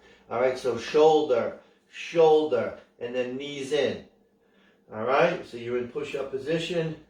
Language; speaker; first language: English; native; English